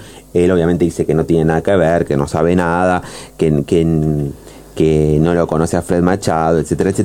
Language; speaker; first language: Spanish; native; Spanish